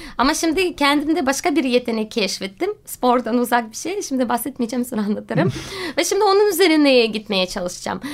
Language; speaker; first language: Turkish; non-native, fluent; Russian